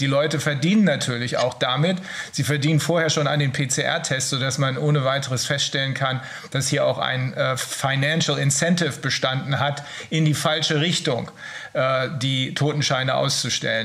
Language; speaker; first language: German; native; German